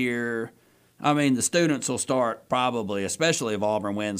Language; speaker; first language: English; native; English